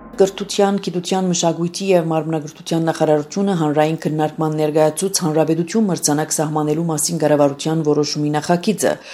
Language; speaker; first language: Armenian; early bilingual, heritage; Armenian